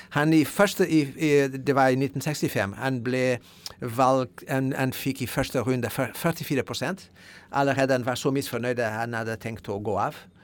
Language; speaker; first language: Norwegian; non-native, fluent; French